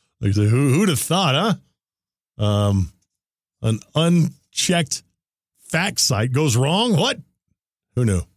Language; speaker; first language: English; native; English